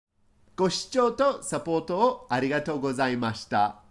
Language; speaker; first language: Japanese; non-native, fluent; English